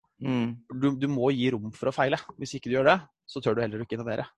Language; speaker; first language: Norwegian; native; Norwegian